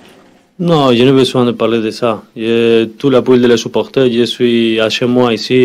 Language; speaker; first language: French; non-native, learner; Spanish